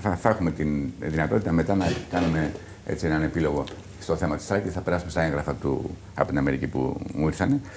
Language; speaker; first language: Greek; native; Greek